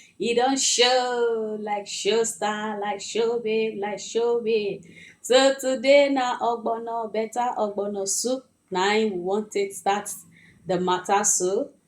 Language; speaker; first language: Nigerian Pidgin; non-native, local second language; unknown